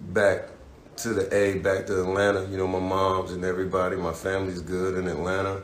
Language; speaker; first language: English; native; English